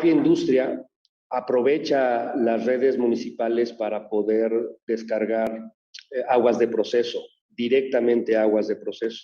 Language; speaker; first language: Spanish; native; Spanish